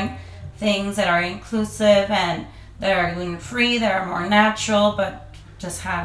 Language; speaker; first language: English; non-native, fluent; Spanish